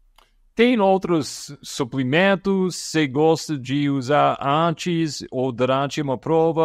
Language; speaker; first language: Portuguese; non-native, fluent; English